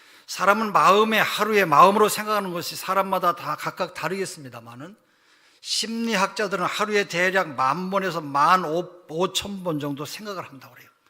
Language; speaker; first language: Korean; native; Korean